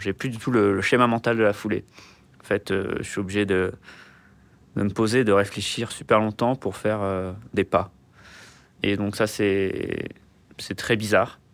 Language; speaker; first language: French; native; French